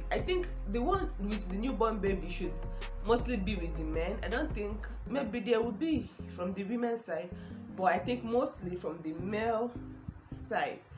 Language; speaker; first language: English; non-native, local second language; Igbo